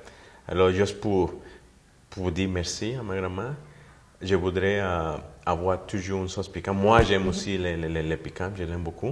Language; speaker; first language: French; non-native, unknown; Spanish